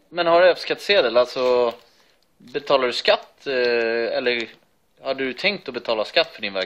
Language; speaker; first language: Swedish; native; Swedish